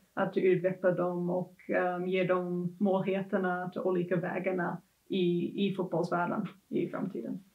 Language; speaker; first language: Swedish; non-native, fluent; English